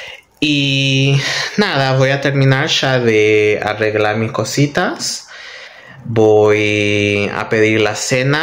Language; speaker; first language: Spanish; non-native, fluent; Portuguese